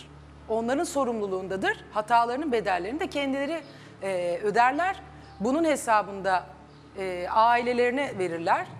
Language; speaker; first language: Turkish; native; Turkish